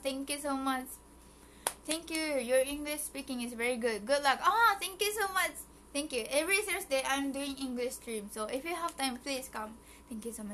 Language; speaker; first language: English; early bilingual, other home language; Japanese